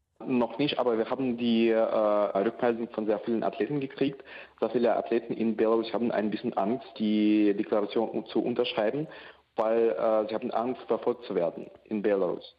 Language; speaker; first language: German; non-native, fluent; Russian